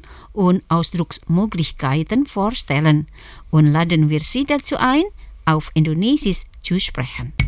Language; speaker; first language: German; non-native, fluent; Indonesian